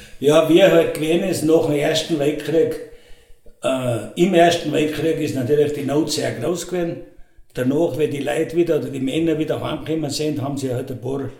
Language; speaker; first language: German; native; German